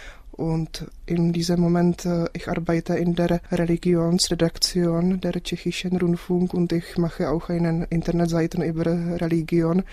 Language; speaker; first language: German; non-native, fluent; Czech